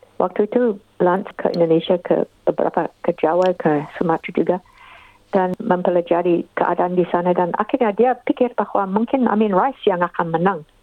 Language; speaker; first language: Indonesian; non-native, fluent; English